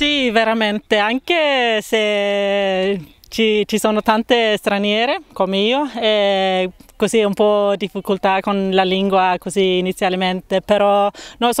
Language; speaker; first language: Italian; non-native, fluent; Swedish